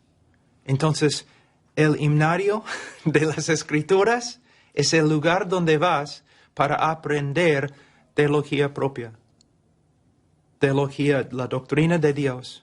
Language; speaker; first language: Spanish; non-native, fluent; English